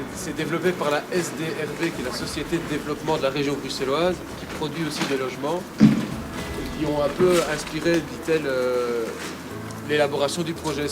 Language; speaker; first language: French; native; French